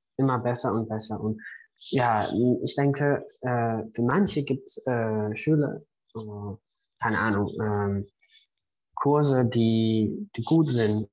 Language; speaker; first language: German; non-native, fluent; Spanish